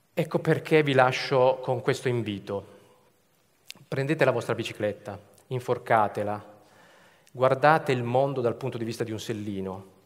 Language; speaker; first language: Italian; native; Italian